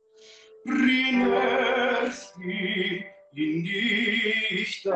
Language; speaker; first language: Greek; early bilingual, heritage; Greek